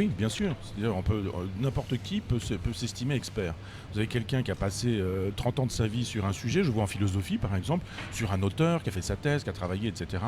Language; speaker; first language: French; native; French